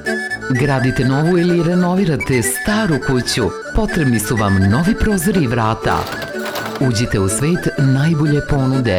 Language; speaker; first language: Serbian; native; Serbian